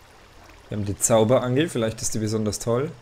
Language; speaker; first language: German; native; German